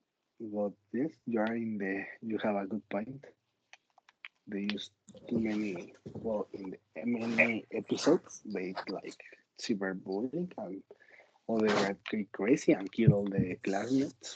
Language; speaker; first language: English; non-native, learner; Spanish